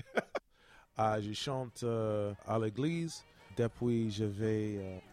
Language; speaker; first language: French; non-native, fluent; English